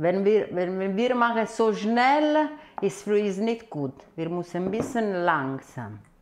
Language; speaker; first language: German; non-native, fluent; Italian